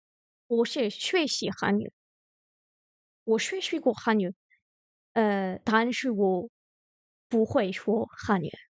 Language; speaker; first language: Chinese; non-native, learner; French